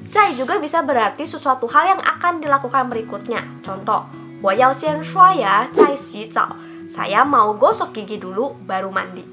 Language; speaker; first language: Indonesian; native; Indonesian